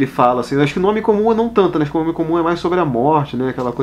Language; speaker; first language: Portuguese; native; Portuguese